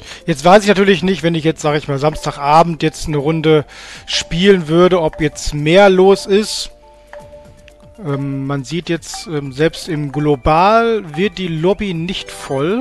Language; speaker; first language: German; native; German